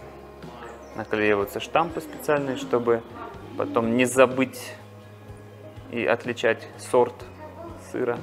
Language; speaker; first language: Russian; native; Russian